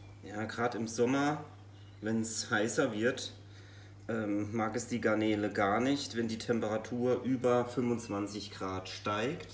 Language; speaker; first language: German; native; German